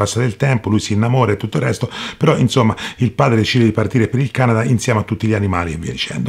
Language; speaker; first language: Italian; native; Italian